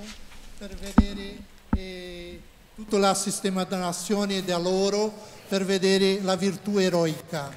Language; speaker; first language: Italian; non-native, learner; Portuguese